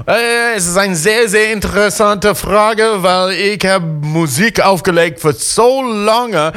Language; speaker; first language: German; non-native, fluent; English